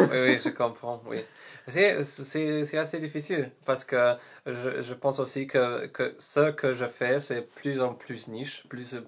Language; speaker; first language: French; non-native, learner; Polish